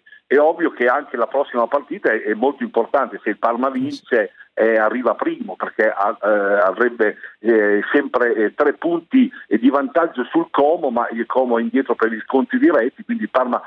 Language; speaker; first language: Italian; native; Italian